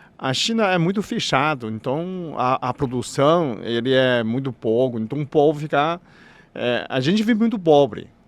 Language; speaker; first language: Portuguese; non-native, fluent; Chinese